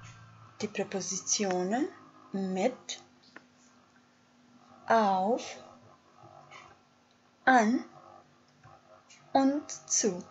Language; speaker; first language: German; non-native, fluent; Albanian